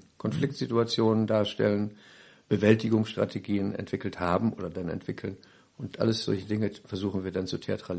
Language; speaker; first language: German; native; German